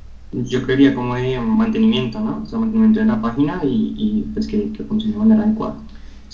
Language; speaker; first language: Spanish; native; Spanish